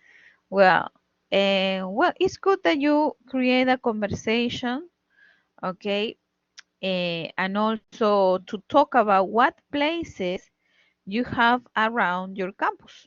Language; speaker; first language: English; non-native, fluent; Spanish